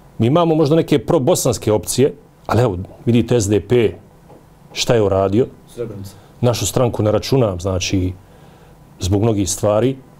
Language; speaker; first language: Bosnian; native; Bosnian